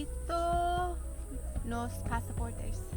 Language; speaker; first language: Spanish; non-native, learner; English